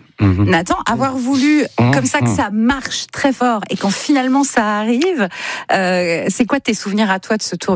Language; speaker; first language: French; native; French